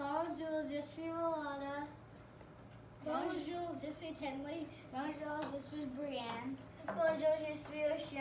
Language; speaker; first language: French; non-native, learner; English